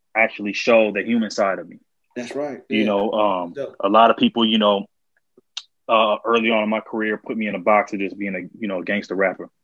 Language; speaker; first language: English; native; English